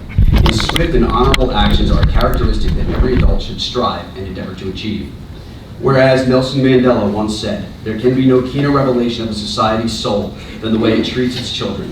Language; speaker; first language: English; native; English